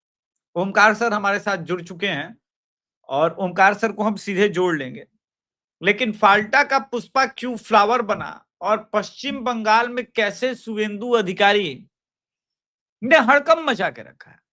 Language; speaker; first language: Hindi; native; Hindi